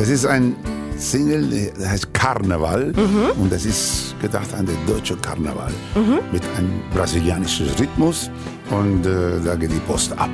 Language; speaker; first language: German; non-native, fluent; Spanish